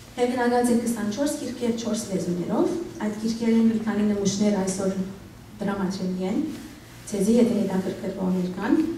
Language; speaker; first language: Armenian; early bilingual, heritage; Armenian